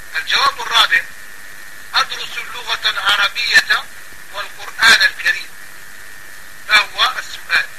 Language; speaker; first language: Arabic; non-native, fluent; French